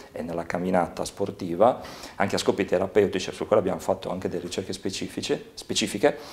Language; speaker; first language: Italian; native; Italian